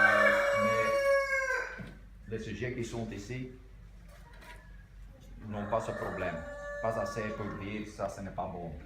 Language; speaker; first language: French; non-native, local second language; Dutch